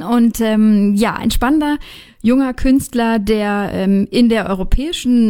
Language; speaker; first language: German; native; German